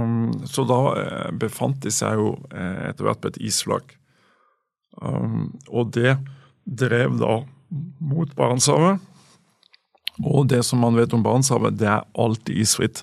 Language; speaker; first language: Norwegian; native; Norwegian